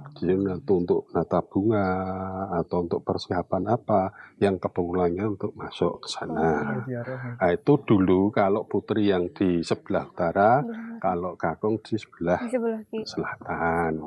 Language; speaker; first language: Indonesian; non-native, local second language; Javanese